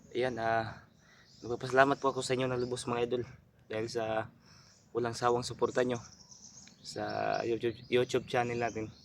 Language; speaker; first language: Filipino; non-native, local second language; Cebuano